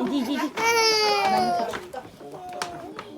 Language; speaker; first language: Russian; non-native, local second language; Yakut